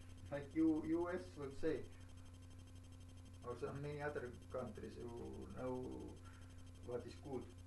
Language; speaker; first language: English; non-native, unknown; Estonian